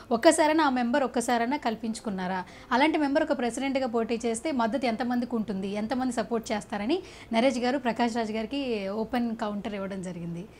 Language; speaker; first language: Telugu; native; Telugu